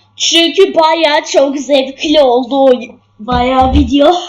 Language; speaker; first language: Turkish; early bilingual, other home language; English